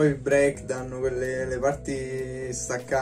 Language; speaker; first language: Italian; native; Italian